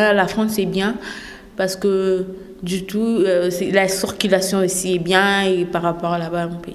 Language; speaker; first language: French; non-native, local second language; Lingala